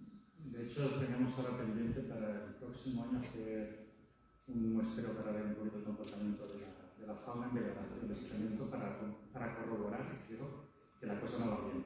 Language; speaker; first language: Spanish; native; Spanish